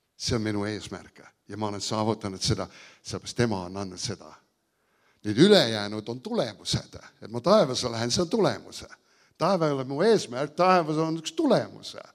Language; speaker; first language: Estonian; early bilingual, heritage; Estonian